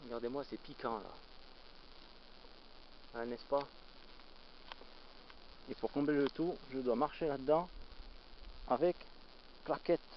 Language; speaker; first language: French; native; French